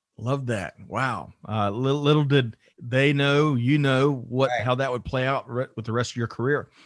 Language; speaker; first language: English; native; English